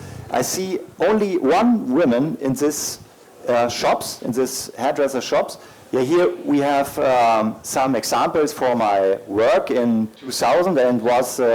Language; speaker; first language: English; non-native, learner; German